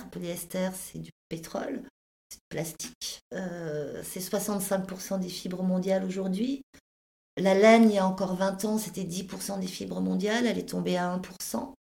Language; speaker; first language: French; native; French